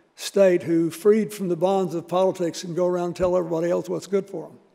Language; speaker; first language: English; native; English